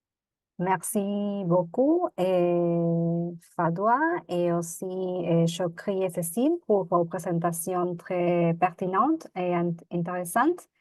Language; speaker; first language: French; non-native, fluent; Spanish